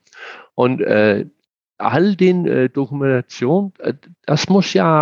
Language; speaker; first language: German; non-native, fluent; Danish